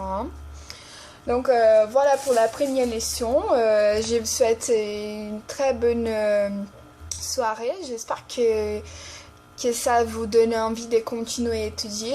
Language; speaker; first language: French; non-native, fluent; Portuguese